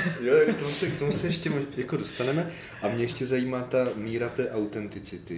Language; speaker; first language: Czech; native; Czech